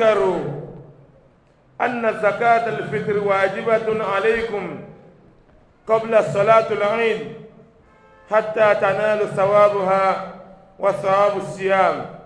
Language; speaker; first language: Arabic; non-native, fluent; Yoruba